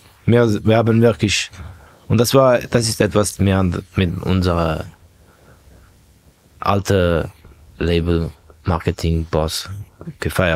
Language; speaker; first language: German; non-native, fluent; Estonian